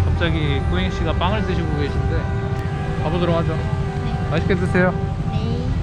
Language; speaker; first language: Korean; native; Korean